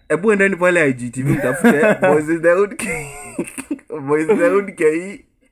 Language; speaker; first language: English; non-native, local second language; Swahili